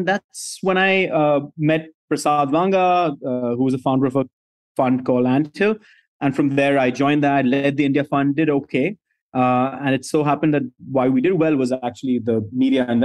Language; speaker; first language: English; non-native, local second language; Hindi